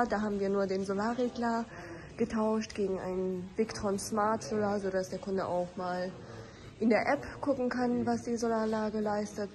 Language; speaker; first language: German; native; German